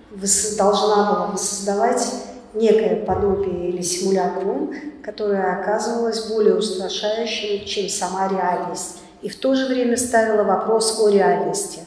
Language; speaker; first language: Russian; native; Russian